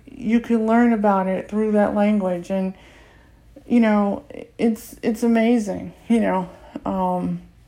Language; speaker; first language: English; native; English